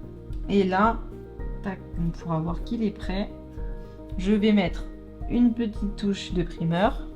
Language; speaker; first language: French; native; French